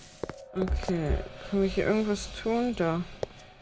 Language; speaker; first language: German; native; German